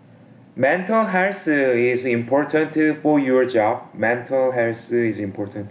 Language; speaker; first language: English; non-native, learner; Korean